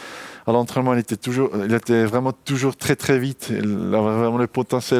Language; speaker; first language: French; non-native, local second language; German